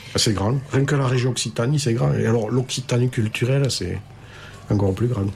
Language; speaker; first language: French; native; French